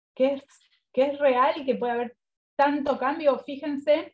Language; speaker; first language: Spanish; native; Spanish